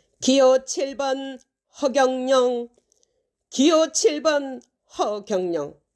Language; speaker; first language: Korean; native; Korean